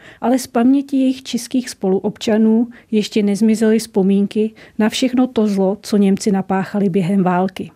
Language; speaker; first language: Czech; native; Czech